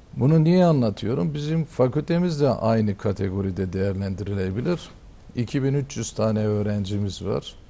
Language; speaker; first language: Turkish; native; Turkish